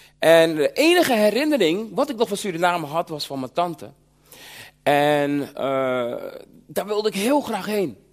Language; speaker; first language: Dutch; early bilingual, other home language; Sranan Tongo